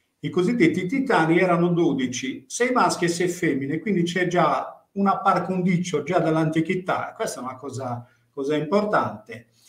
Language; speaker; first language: Italian; native; Italian